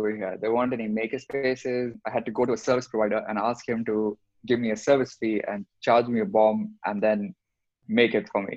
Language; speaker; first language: English; non-native, local second language; Hindi